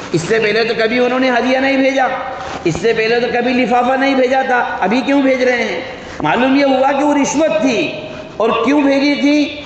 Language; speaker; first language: Urdu; native; Urdu